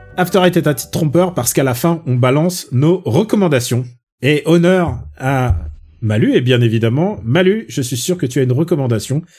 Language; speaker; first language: French; native; French